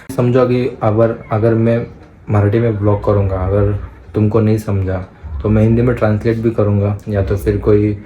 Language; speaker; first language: Hindi; non-native, local second language; Marathi